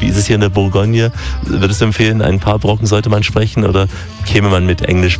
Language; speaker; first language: German; native; German